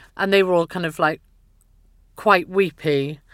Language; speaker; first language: English; native; English